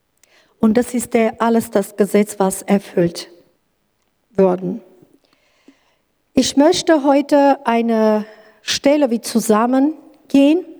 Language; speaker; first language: German; non-native, learner; Kurdish